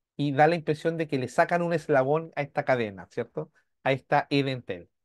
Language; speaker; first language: Spanish; native; Spanish